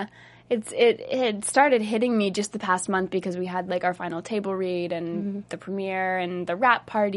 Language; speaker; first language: English; native; English